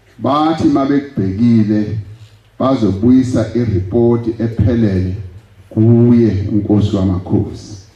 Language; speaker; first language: Zulu; non-native, local second language; Venda